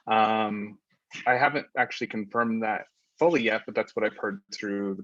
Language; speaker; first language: English; native; English